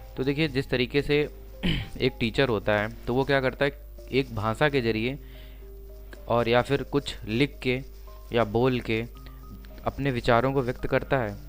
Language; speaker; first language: Hindi; native; Hindi